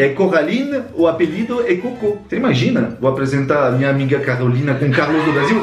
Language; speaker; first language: Portuguese; non-native, fluent; French